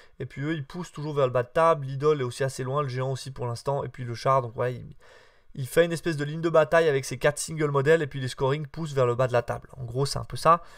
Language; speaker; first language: French; native; French